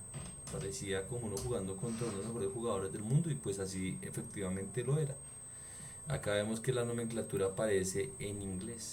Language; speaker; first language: Spanish; native; Spanish